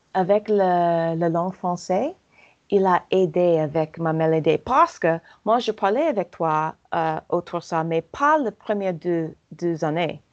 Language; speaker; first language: French; non-native, learner; English